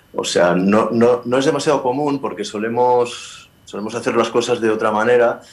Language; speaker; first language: Spanish; native; Spanish